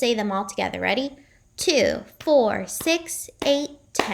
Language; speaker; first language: English; native; English